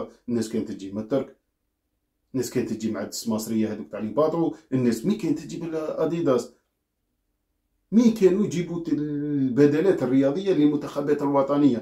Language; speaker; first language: Arabic; native; Arabic